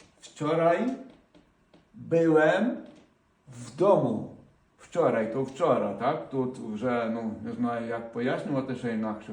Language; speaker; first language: Polish; non-native, fluent; Ukrainian